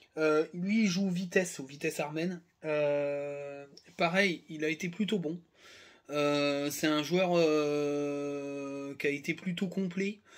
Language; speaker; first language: French; native; French